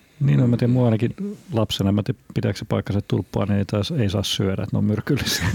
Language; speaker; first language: Finnish; native; Finnish